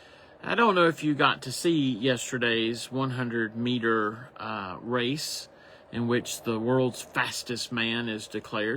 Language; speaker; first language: English; native; English